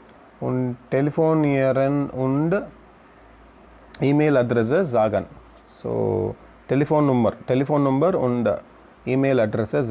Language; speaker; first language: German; non-native, learner; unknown